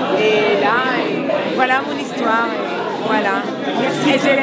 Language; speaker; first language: French; non-native, fluent; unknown